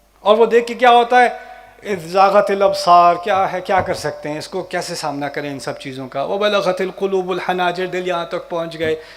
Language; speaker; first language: Urdu; native; Urdu